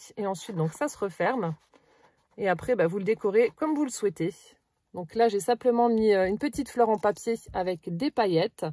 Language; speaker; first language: French; native; French